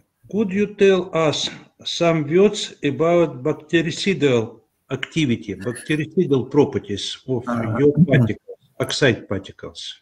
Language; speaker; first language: English; non-native, learner; Russian